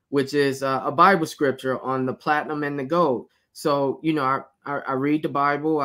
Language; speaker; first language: English; native; English